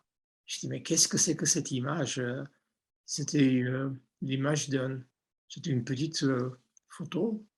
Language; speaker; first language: French; non-native, fluent; Armenian